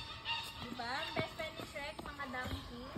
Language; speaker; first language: Filipino; native; Filipino